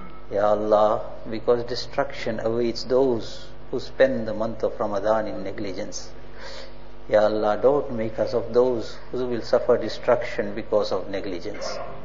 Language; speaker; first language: English; native; English